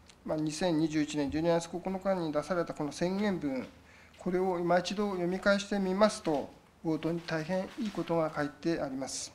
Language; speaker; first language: Japanese; native; Japanese